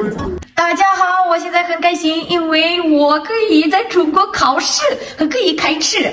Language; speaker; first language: Chinese; non-native, learner; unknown